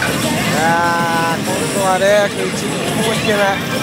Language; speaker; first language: Japanese; native; Japanese